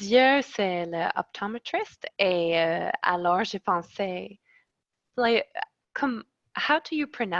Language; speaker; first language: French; non-native, learner; English